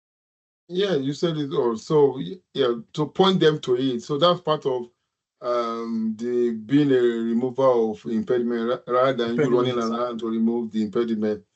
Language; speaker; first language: English; non-native, local second language; Yoruba